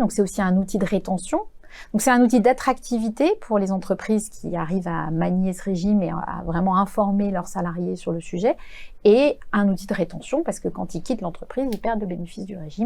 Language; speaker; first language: French; native; French